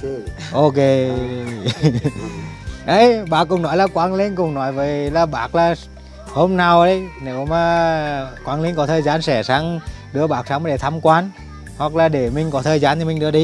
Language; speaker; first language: Vietnamese; native; Vietnamese